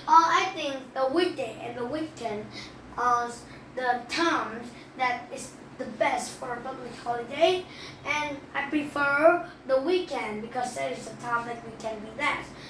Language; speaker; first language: English; non-native, learner; Vietnamese